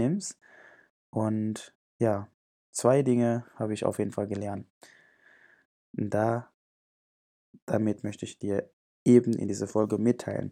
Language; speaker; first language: German; non-native, fluent; Indonesian